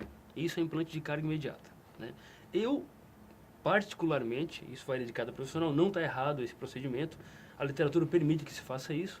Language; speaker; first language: Portuguese; native; Portuguese